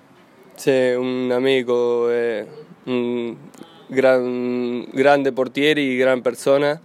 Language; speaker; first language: Italian; non-native, learner; Spanish